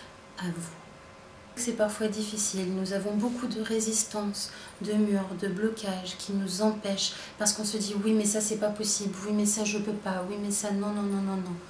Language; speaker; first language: French; native; French